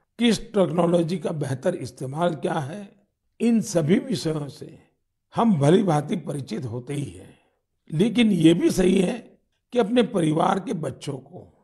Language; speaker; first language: Hindi; non-native, local second language; Gujarati